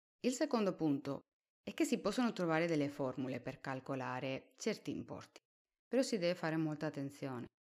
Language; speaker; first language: Italian; non-native, fluent; Spanish